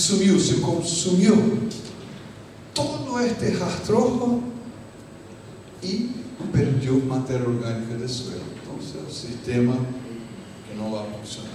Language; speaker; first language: Spanish; non-native, fluent; Portuguese